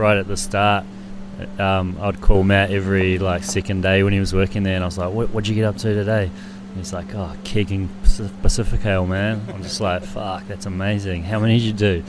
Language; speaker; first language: English; native; English